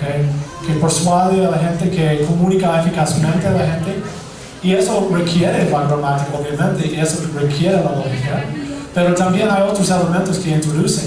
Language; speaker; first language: Spanish; non-native, fluent; English